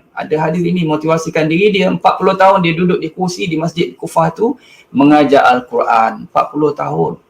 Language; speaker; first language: Malay; native; Malay